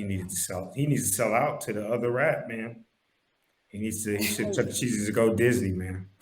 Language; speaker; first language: English; native; English